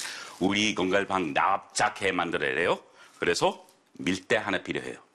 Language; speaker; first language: Korean; non-native, learner; English